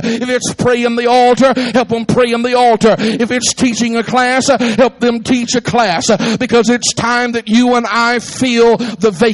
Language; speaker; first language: English; native; English